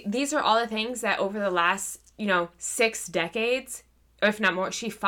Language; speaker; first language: English; native; English